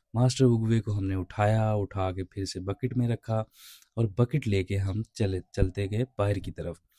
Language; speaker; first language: Urdu; non-native, local second language; Punjabi